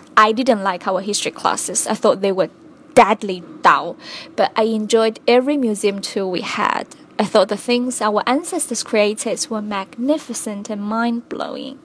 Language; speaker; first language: English; non-native, fluent; Chinese